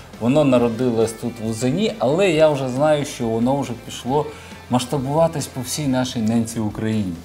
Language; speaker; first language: Ukrainian; native; Ukrainian